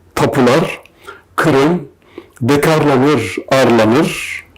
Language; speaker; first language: Turkish; native; Turkish